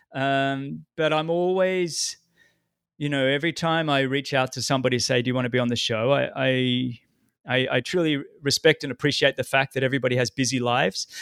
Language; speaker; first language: English; native; English